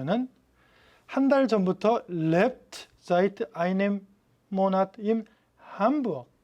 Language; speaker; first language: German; non-native, fluent; Korean